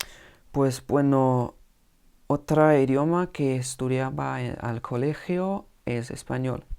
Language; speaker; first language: Spanish; non-native, fluent; English